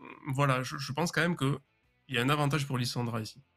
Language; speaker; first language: French; native; French